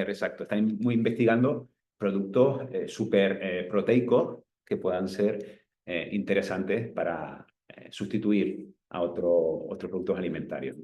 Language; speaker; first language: Spanish; native; Spanish